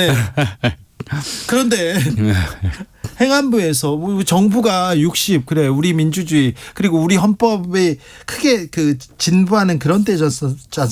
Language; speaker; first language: Korean; native; Korean